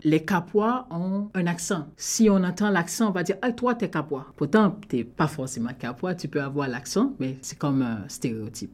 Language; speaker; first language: French; non-native, local second language; Haitian Creole